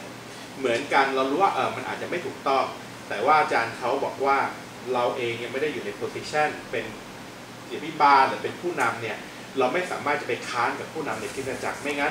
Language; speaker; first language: Thai; native; Thai